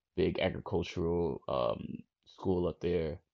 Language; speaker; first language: English; native; English